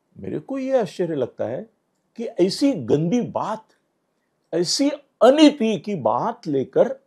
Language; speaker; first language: Hindi; non-native, local second language; Marathi